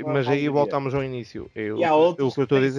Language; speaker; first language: Portuguese; native; Portuguese